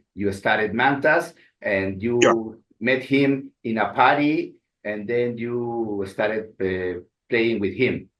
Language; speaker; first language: English; non-native, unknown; Spanish